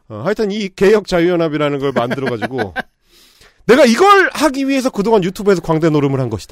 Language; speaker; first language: Korean; native; Korean